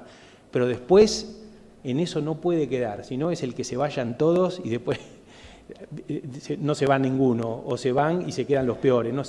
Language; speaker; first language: Spanish; native; Spanish